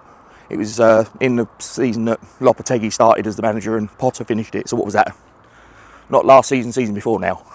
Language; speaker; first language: English; native; English